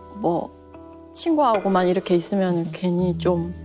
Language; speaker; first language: Korean; native; Korean